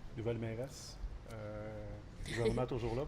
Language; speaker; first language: French; native; French